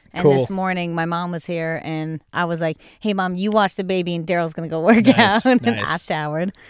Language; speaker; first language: English; native; English